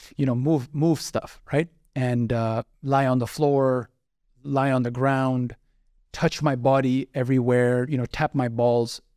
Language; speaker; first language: English; non-native, local second language; Urdu